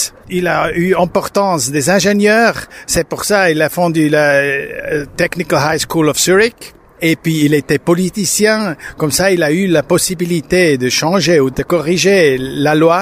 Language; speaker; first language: French; non-native, local second language; German